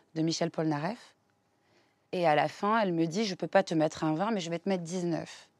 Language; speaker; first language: French; native; French